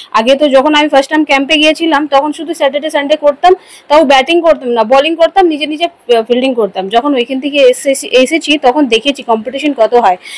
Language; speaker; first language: Bangla; non-native, local second language; Hindi